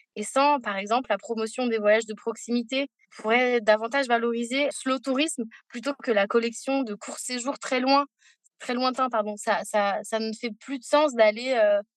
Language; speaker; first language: French; native; French